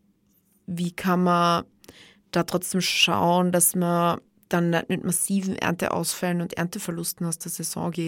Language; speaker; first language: German; native; German